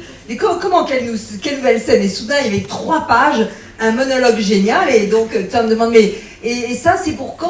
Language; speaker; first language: French; native; French